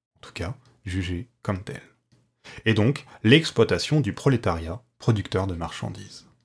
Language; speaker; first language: French; native; French